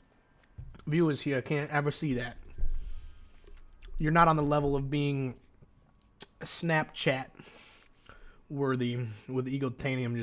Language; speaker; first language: English; native; English